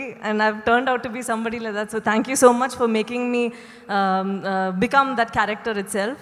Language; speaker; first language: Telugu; non-native, local second language; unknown